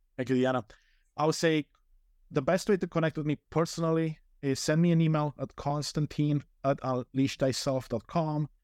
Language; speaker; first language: English; non-native, fluent; Romanian